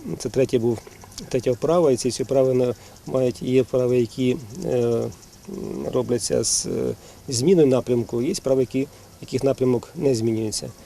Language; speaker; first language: Ukrainian; non-native, local second language; Russian